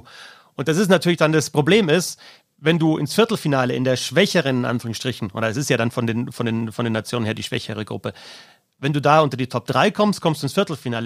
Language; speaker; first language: German; native; German